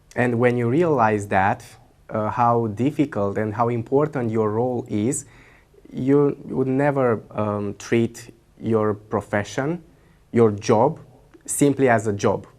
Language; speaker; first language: English; non-native, fluent; Romanian